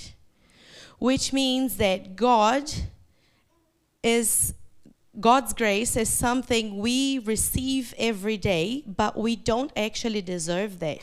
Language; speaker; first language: English; non-native, fluent; Portuguese